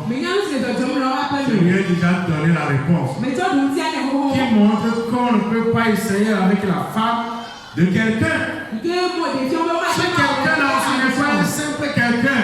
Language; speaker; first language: French; non-native, local second language; Ewe